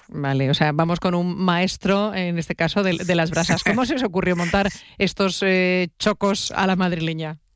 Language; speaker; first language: Spanish; native; Spanish